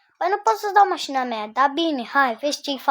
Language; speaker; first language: Romanian; native; Romanian